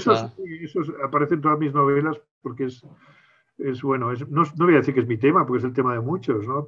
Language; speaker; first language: Spanish; native; Spanish